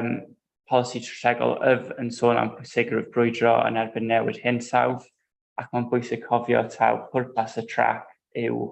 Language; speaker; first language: Welsh; non-native, local second language; English